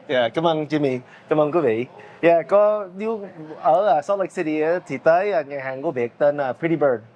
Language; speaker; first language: Vietnamese; early bilingual, heritage; Vietnamese